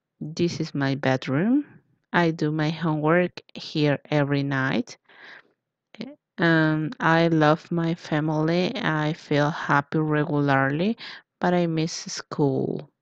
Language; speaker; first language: English; non-native, fluent; Spanish